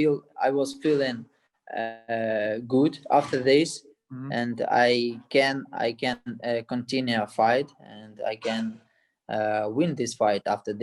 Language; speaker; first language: English; non-native, learner; Russian